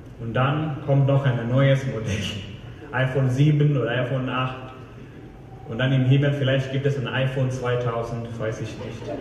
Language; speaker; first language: German; non-native, fluent; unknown